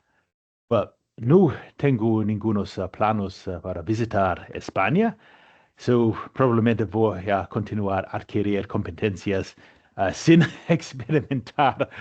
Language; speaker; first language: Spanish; non-native, fluent; English